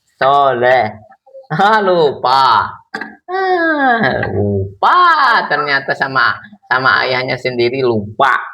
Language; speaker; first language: Indonesian; non-native, local second language; Sundanese